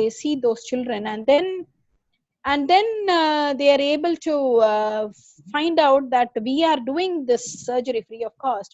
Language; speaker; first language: English; non-native, local second language; Tamil